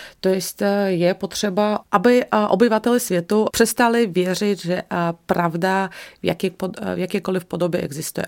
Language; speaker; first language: Czech; non-native, fluent; Russian